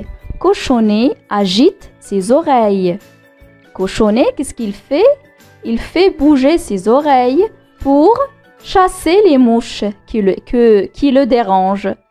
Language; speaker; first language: French; non-native, local second language; Arabic